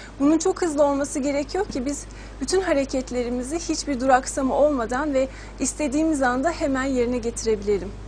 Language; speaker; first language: Turkish; native; Turkish